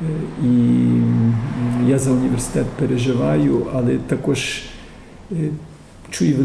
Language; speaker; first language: Ukrainian; early bilingual, heritage; Ukrainian